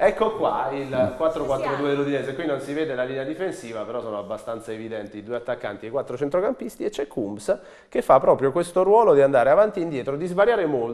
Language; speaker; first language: Italian; native; Italian